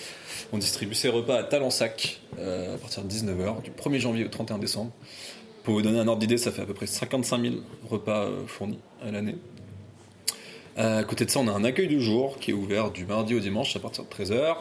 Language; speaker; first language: French; native; French